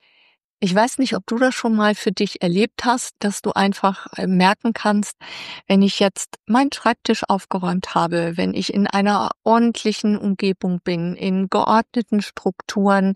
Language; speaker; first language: German; native; German